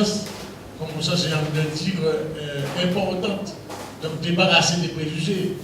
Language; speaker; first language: French; native; French